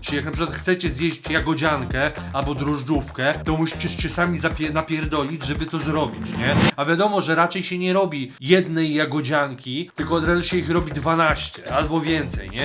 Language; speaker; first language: Polish; native; Polish